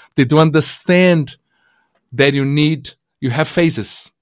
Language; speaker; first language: English; non-native, fluent; Portuguese